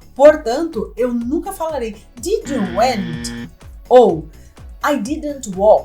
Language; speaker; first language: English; non-native, fluent; Portuguese